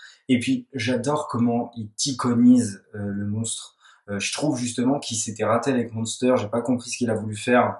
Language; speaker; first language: French; native; French